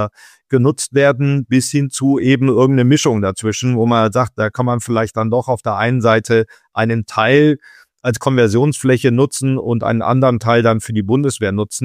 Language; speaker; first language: German; native; German